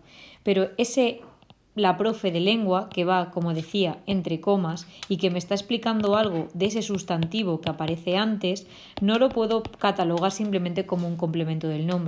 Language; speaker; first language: Spanish; native; Spanish